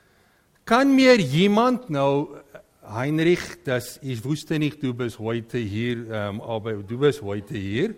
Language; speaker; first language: German; non-native, fluent; Dutch